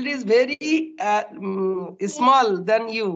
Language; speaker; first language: English; non-native, learner; Bangla